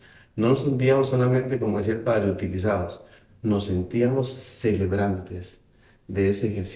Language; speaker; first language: Spanish; native; Spanish